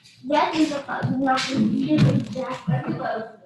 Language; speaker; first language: Russian; early bilingual, heritage; Russian